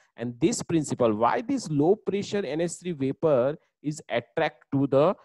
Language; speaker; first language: English; non-native, local second language; Gujarati